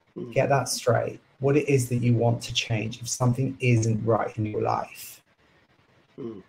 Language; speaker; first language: English; native; English